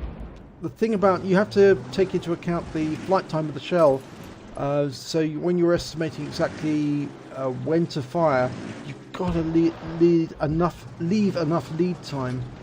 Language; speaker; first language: English; native; English